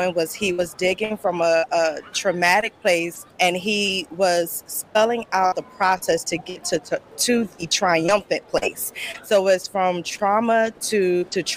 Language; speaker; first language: English; native; English